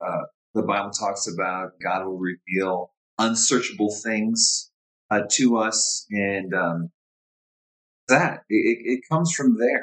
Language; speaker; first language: English; native; English